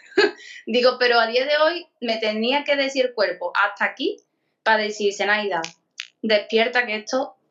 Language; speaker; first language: Spanish; native; Spanish